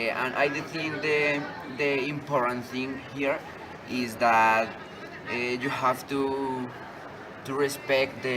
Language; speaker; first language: English; non-native, learner; Spanish